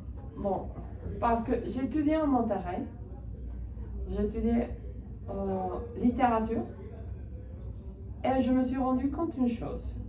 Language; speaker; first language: French; non-native, fluent; Spanish